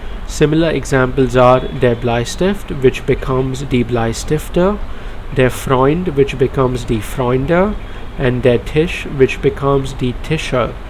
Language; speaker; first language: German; non-native, learner; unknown